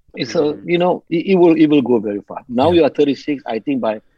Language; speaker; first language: English; non-native, local second language; Malay